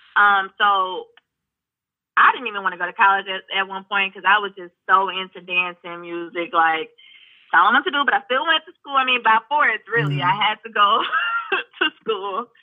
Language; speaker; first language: English; native; English